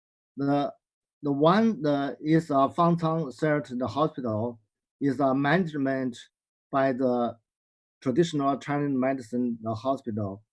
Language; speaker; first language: English; non-native, learner; Chinese